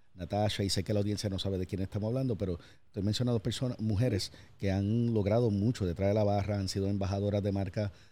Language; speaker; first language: Spanish; native; Spanish